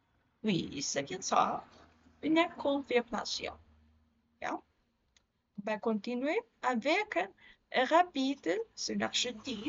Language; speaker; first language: French; non-native, learner; Spanish